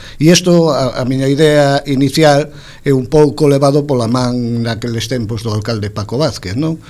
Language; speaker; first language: Galician; non-native, local second language; Spanish